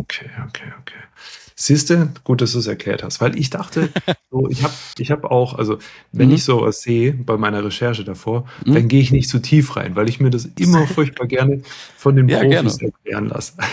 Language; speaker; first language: German; native; German